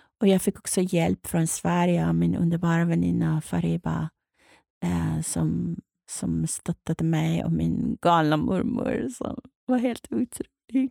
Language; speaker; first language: Swedish; non-native, fluent; Persian